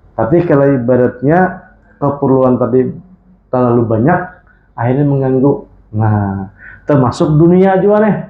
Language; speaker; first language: Indonesian; non-native, local second language; Banjar